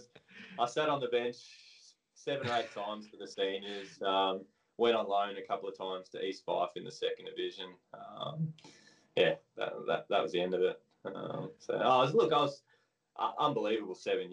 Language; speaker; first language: English; native; English